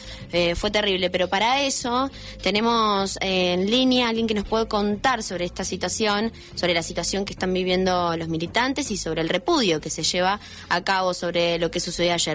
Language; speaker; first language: Spanish; native; Spanish